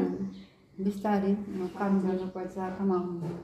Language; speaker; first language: Nepali; non-native, learner; Cebuano